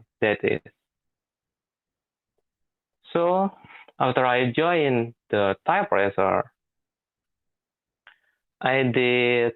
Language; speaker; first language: English; non-native, learner; Indonesian